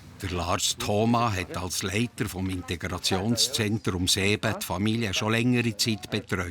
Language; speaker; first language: German; native; German